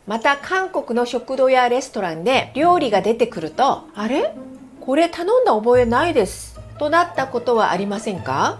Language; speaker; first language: Japanese; non-native, fluent; Korean